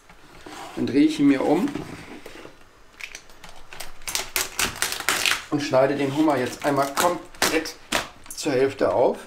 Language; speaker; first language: German; native; German